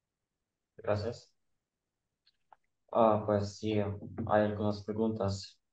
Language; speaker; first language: Spanish; non-native, fluent; Ukrainian